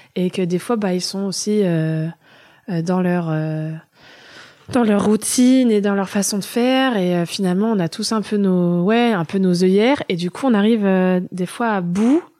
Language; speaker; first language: French; early bilingual, other home language; German